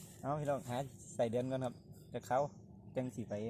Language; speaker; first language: Thai; non-native, local second language; Lao